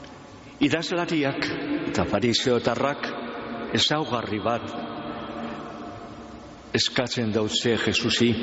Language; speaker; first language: Basque; native; Basque